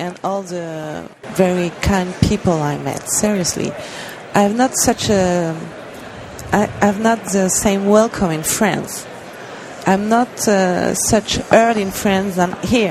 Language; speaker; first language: English; non-native, learner; French